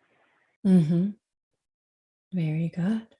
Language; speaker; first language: English; native; English